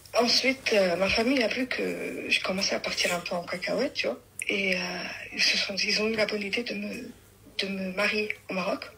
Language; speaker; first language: French; early bilingual, other home language; Arabic